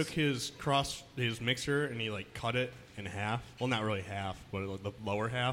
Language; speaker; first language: English; native; English